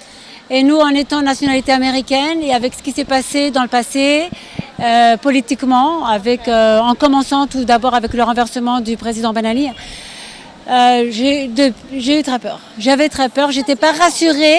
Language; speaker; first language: French; non-native, fluent; English